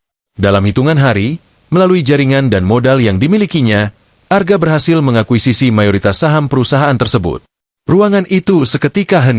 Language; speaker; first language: Indonesian; native; Indonesian